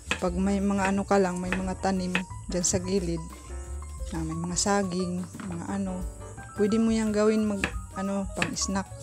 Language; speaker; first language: Filipino; non-native, local second language; Surigaonon